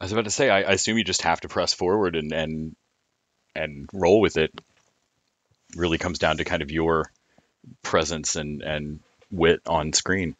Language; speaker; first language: English; native; English